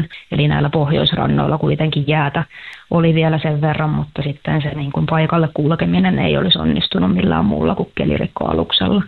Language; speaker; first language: Finnish; native; Finnish